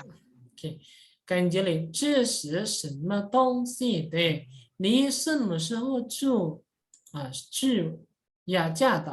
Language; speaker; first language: Chinese; non-native, fluent; Indonesian